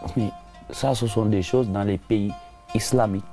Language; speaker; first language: French; non-native, local second language; Wolof